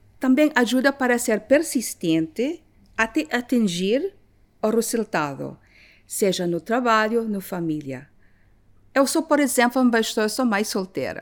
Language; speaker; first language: Portuguese; non-native, learner; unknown